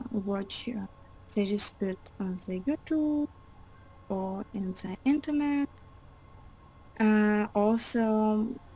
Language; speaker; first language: English; non-native, learner; Russian